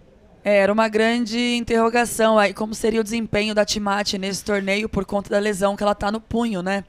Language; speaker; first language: Portuguese; native; Portuguese